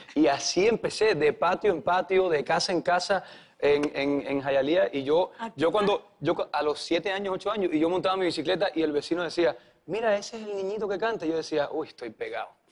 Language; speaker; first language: Spanish; early bilingual, heritage; Spanish